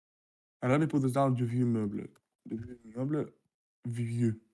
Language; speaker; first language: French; non-native, learner; Russian